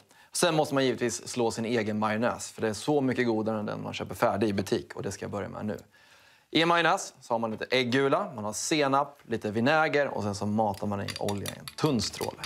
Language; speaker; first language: Swedish; native; Swedish